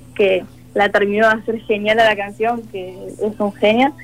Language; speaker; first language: Spanish; native; Spanish